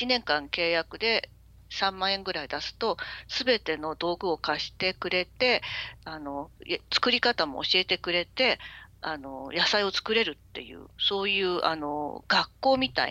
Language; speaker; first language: Japanese; native; Japanese